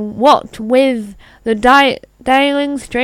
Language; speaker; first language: English; native; English